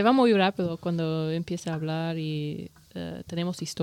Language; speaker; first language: Spanish; non-native, learner; English